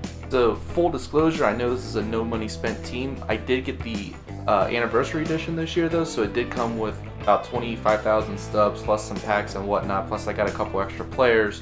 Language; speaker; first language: English; native; English